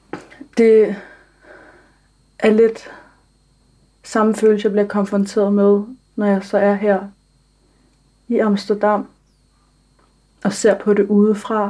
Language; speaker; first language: Danish; early bilingual, other home language; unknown